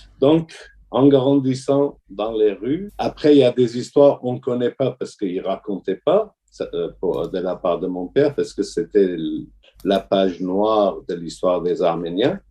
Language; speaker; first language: French; non-native, fluent; Armenian